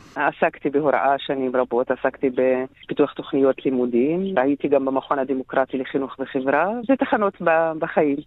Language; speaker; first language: Hebrew; non-native, local second language; Arabic